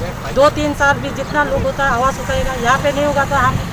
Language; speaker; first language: Hindi; non-native, local second language; Kok Borok